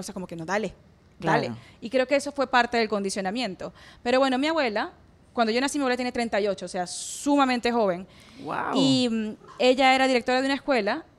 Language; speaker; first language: Spanish; native; Spanish